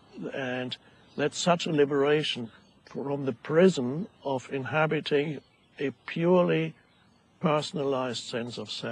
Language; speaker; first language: English; non-native, fluent; German